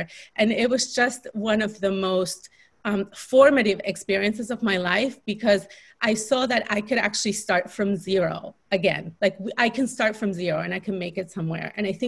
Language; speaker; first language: English; non-native, fluent; Spanish